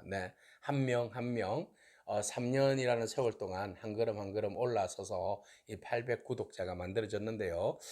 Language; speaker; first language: Korean; native; Korean